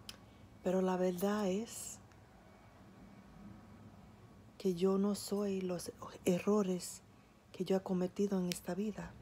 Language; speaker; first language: Spanish; early bilingual, heritage; Spanish